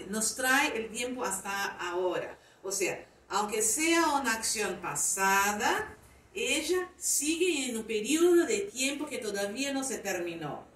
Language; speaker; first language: Spanish; non-native, fluent; Portuguese